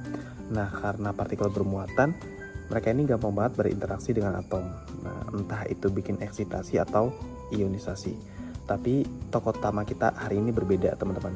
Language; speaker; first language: Indonesian; native; Indonesian